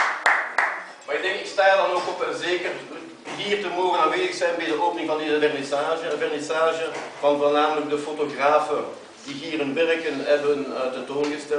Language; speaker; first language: Dutch; native; Dutch